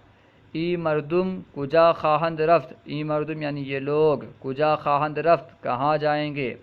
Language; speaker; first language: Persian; non-native, fluent; Urdu